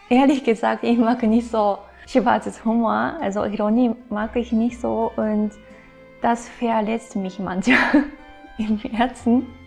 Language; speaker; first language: German; non-native, fluent; Japanese